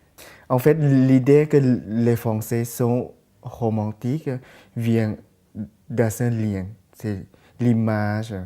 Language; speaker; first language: French; non-native, fluent; Thai